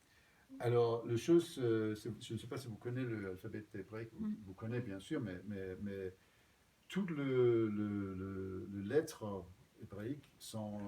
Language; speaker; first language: French; non-native, fluent; Danish